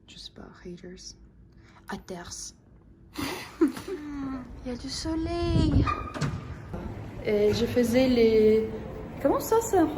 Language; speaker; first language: French; non-native, fluent; Russian